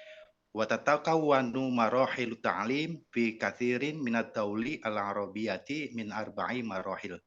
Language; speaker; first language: Arabic; non-native, learner; Indonesian